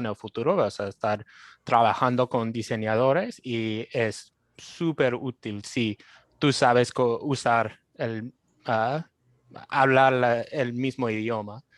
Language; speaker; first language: Spanish; non-native, fluent; English